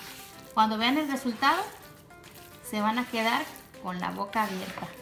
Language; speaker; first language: Spanish; native; Spanish